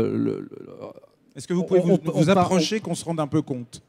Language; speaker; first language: French; native; French